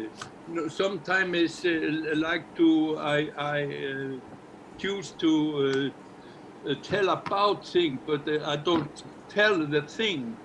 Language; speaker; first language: English; non-native, learner; Icelandic